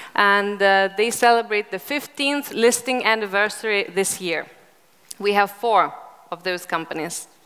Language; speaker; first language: English; non-native, fluent; Lithuanian